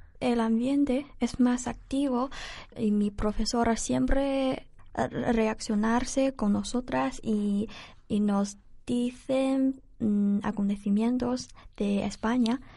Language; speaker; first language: Spanish; non-native, learner; Chinese